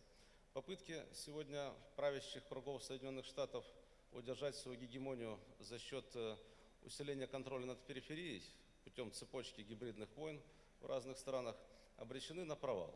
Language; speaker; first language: Russian; native; Russian